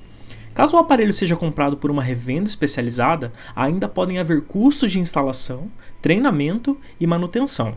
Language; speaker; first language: Portuguese; native; Portuguese